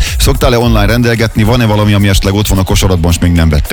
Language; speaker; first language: Hungarian; native; Hungarian